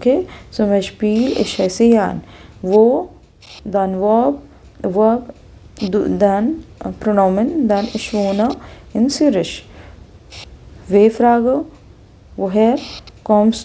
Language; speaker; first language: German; non-native, fluent; Hindi